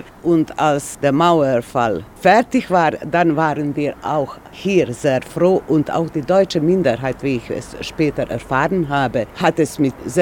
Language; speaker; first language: German; non-native, fluent; Serbian